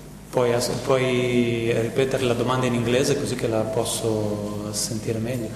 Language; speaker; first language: Italian; native; Italian